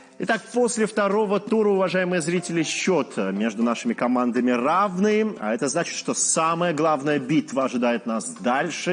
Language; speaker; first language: Russian; native; Russian